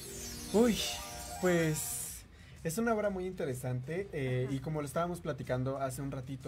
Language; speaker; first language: Spanish; native; Spanish